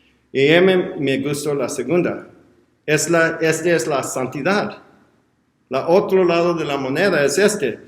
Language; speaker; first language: Spanish; non-native, learner; English